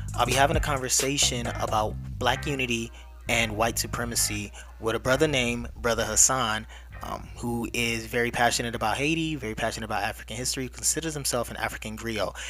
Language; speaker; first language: English; early bilingual, other home language; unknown